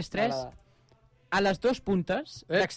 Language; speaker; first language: Catalan; native; Catalan